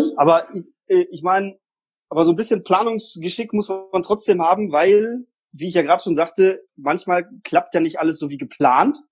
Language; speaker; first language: German; early bilingual, other home language; Polish